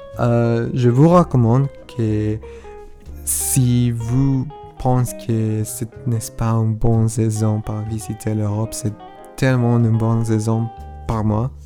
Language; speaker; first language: French; non-native, learner; Spanish